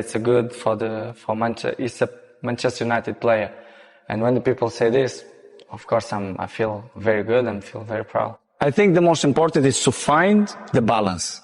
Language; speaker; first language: English; non-native, fluent; Portuguese